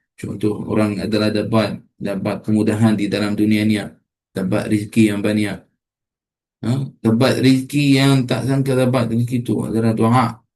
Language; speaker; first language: Malay; non-native, fluent; Arabic